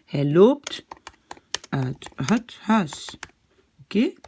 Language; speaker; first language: Dutch; non-native, fluent; French